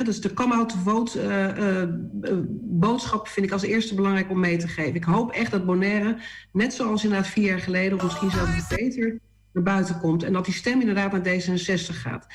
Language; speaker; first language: Dutch; native; Dutch